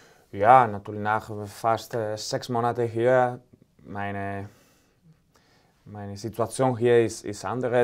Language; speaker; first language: German; non-native, fluent; Spanish